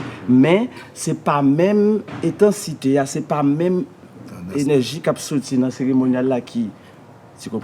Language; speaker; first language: French; non-native, learner; Haitian Creole